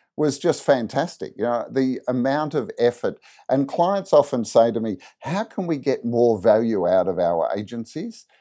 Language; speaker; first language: English; native; English